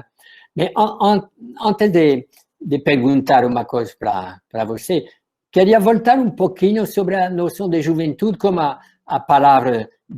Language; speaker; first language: Portuguese; non-native, fluent; French